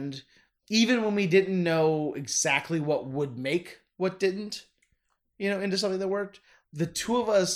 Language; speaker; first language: English; native; English